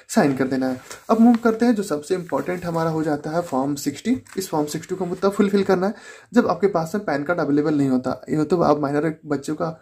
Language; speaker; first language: Hindi; native; Hindi